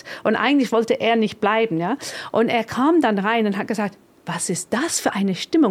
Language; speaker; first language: German; non-native, fluent; English